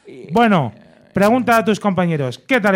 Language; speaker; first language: Spanish; native; Spanish